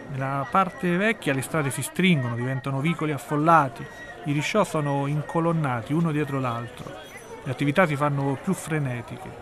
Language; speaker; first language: Italian; native; Italian